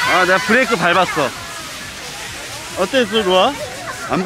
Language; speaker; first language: Korean; native; Korean